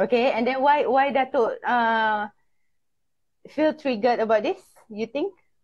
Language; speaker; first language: English; non-native, local second language; Malay